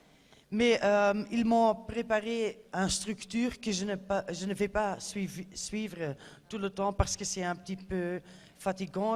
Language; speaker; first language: French; non-native, fluent; Dutch